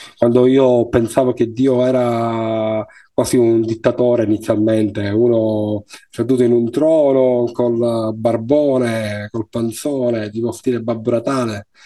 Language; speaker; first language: Italian; native; Italian